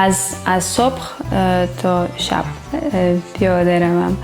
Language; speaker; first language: Persian; non-native, learner; Russian